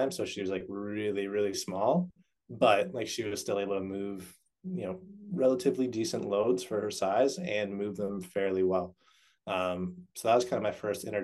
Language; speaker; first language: English; native; English